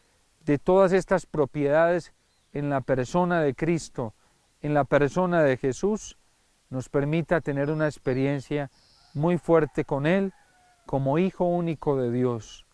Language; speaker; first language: Spanish; native; Spanish